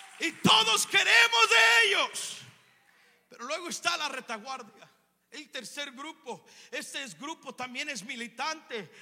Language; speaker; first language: Spanish; native; Spanish